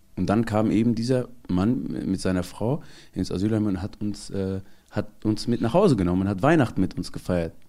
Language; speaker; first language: German; early bilingual, other home language; Tigrinya